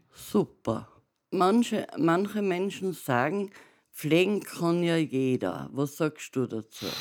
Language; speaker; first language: German; native; German